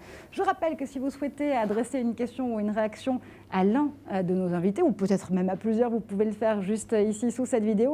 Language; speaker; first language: French; native; French